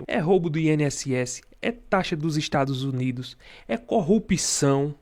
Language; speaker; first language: Portuguese; native; Portuguese